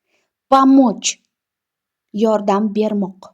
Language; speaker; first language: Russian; non-native, fluent; Uzbek